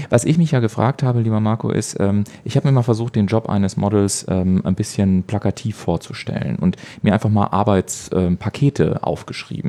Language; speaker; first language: German; native; German